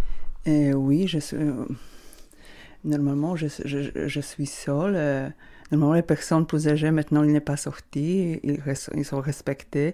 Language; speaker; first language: French; non-native, learner; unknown